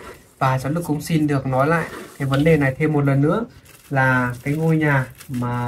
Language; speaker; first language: Vietnamese; native; Vietnamese